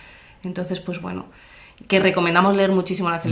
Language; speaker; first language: Spanish; native; Spanish